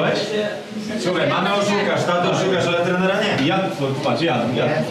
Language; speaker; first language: Polish; native; Polish